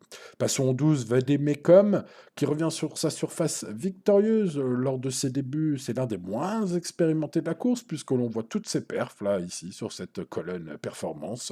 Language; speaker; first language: French; native; French